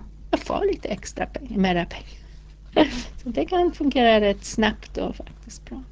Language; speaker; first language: Swedish; non-native, fluent; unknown